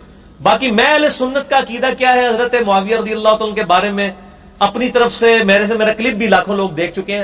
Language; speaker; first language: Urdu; non-native, local second language; Punjabi